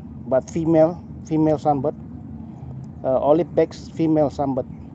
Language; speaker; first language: English; non-native, local second language; Malay